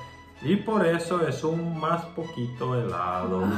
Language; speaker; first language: Spanish; non-native, learner; Croatian